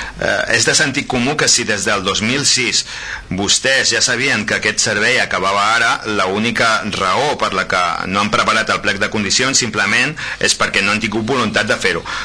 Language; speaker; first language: Catalan; native; Catalan